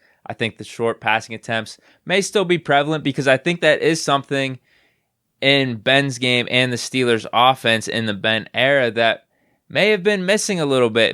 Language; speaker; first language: English; native; English